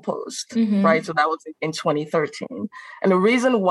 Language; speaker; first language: English; non-native, fluent; French